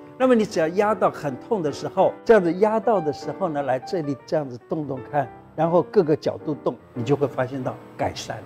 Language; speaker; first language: Chinese; native; Chinese